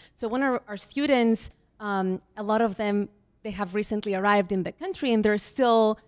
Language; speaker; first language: English; non-native, fluent; Greek